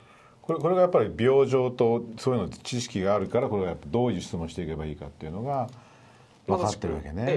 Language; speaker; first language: Japanese; native; Japanese